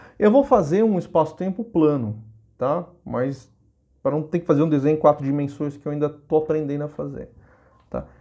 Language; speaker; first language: Portuguese; native; Portuguese